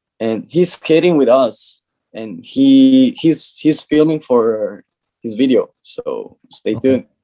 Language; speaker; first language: English; non-native, learner; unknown